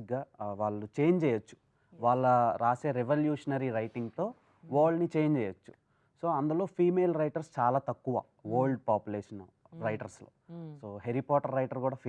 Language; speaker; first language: Telugu; native; Telugu